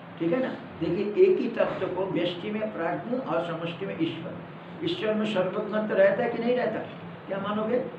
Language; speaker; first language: Hindi; non-native, local second language; Malayalam